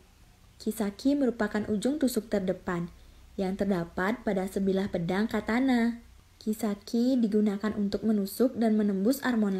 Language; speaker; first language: Indonesian; native; Indonesian